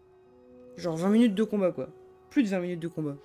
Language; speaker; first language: French; native; French